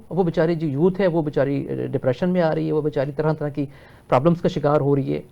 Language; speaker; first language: Urdu; non-native, local second language; Punjabi